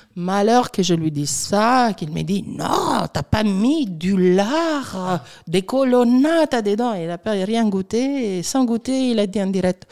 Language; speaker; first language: French; non-native, fluent; Italian